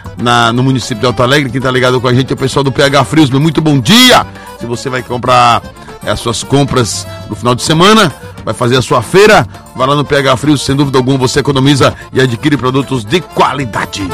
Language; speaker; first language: Portuguese; native; Portuguese